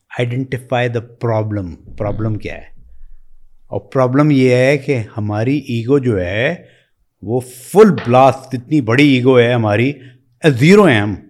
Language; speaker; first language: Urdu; native; Urdu